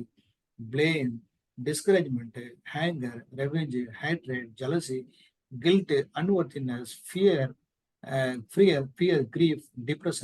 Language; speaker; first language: Tamil; native; Tamil